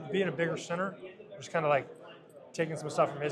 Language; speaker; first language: English; native; English